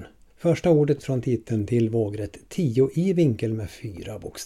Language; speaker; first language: Swedish; native; Swedish